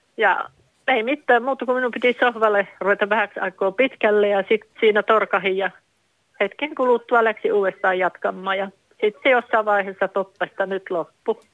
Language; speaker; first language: Finnish; native; Finnish